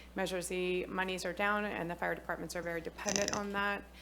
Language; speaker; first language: English; native; English